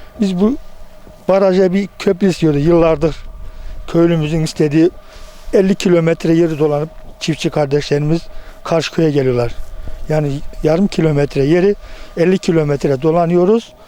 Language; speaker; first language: Turkish; native; Turkish